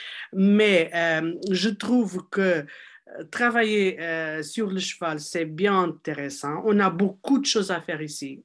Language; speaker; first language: French; non-native, fluent; Portuguese